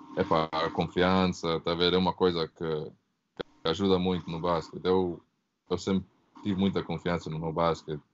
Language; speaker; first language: Portuguese; early bilingual, heritage; Portuguese